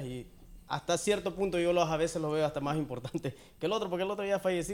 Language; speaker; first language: Spanish; native; Spanish